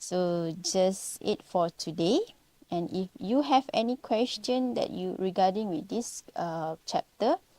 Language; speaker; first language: English; non-native, local second language; Malay